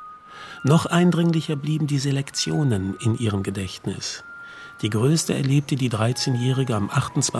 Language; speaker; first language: German; native; German